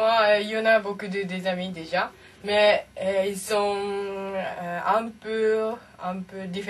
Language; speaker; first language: French; non-native, learner; Japanese